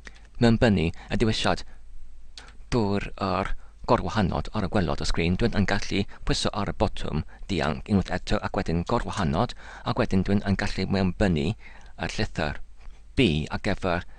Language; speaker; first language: Welsh; non-native, learner; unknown